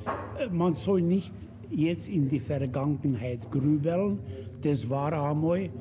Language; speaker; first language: German; early bilingual, other home language; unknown